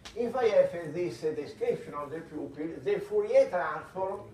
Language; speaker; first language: English; non-native, fluent; Italian